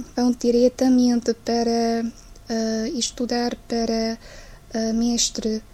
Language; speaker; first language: Portuguese; non-native, fluent; Chinese